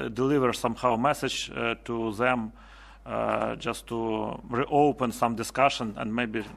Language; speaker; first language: English; non-native, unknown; Ukrainian